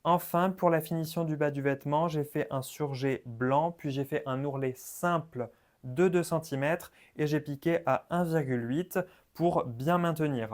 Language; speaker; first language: French; native; French